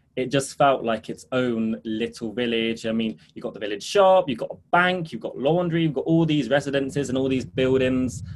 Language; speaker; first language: English; early bilingual, heritage; English